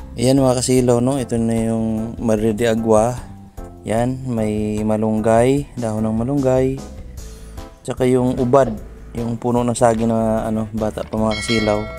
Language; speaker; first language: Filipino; non-native, local second language; Cebuano